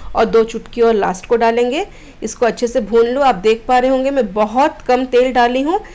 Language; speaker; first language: Hindi; non-native, local second language; Odia